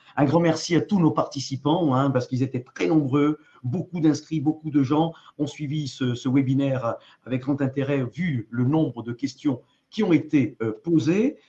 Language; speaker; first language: French; native; French